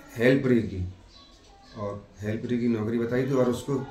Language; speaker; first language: Hindi; native; Hindi